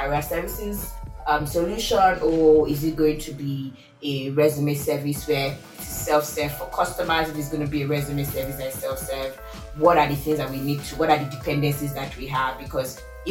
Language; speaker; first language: English; non-native, local second language; Yoruba